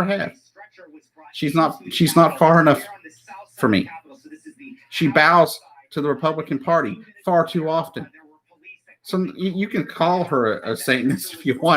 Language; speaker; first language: English; native; English